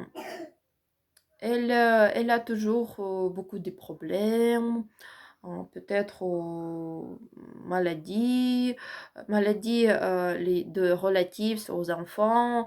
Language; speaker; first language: French; non-native, learner; Ukrainian